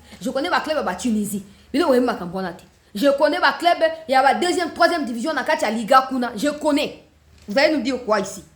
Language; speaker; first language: French; non-native, local second language; Lingala